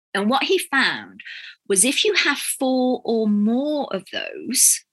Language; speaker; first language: English; native; English